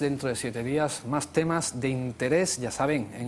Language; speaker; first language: Spanish; native; Spanish